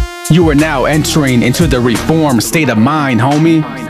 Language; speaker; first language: English; early bilingual, other home language; Spanish